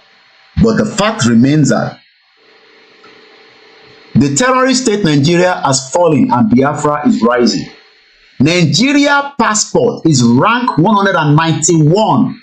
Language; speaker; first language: English; non-native, local second language; Yoruba